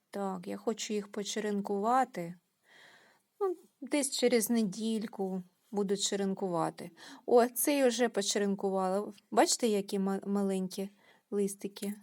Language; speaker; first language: Ukrainian; non-native, local second language; Russian